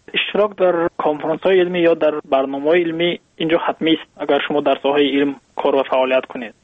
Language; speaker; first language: Persian; native; Persian